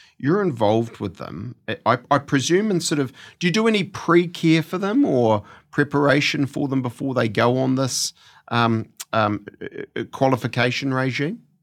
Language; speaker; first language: English; native; English